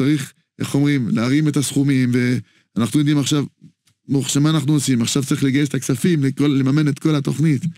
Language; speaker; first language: Hebrew; non-native, fluent; French